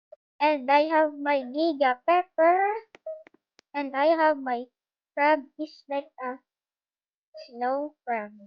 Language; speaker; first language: English; non-native, learner; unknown